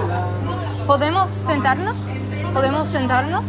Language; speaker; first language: Spanish; non-native, learner; English